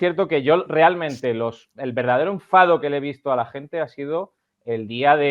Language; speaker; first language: Spanish; native; Spanish